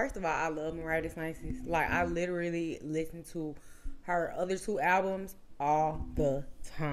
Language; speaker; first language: English; native; English